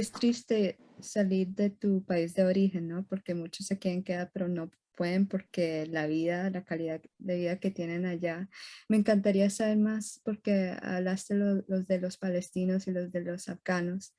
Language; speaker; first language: Spanish; early bilingual, heritage; Spanish